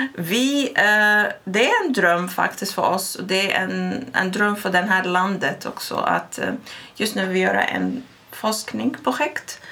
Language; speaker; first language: Swedish; non-native, fluent; Arabic